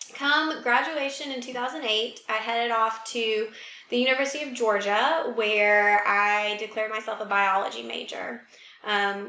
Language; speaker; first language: English; native; English